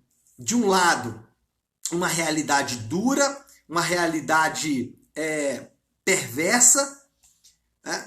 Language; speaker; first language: Portuguese; native; Portuguese